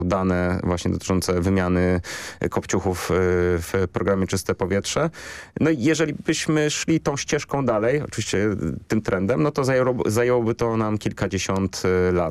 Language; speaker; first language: Polish; native; Polish